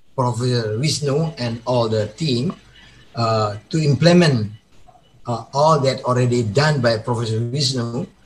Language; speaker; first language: English; non-native, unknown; Indonesian